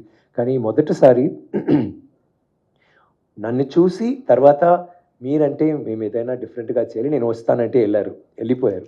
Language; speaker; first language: Telugu; non-native, fluent; Tamil